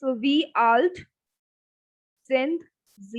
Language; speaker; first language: German; non-native, fluent; Hindi